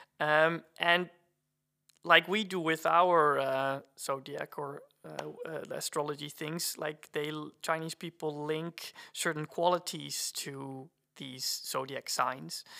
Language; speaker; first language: English; non-native, fluent; Dutch